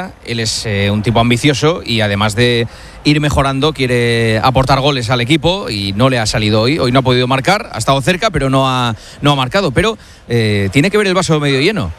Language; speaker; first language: Spanish; native; Spanish